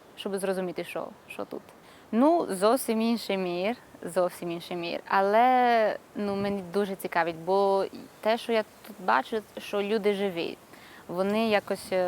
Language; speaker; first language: Ukrainian; non-native, learner; Italian